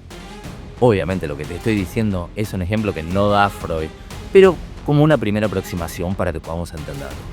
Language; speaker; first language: Spanish; native; Spanish